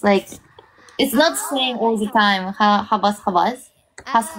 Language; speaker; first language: English; non-native, fluent; Japanese